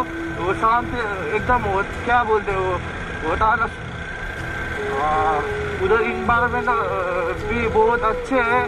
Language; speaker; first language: Hindi; non-native, learner; Nepali